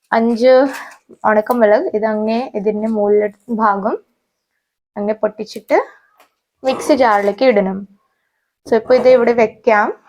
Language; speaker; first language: Malayalam; non-native, fluent; Hindi